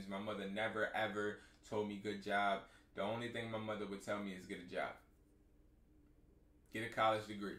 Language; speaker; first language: English; native; English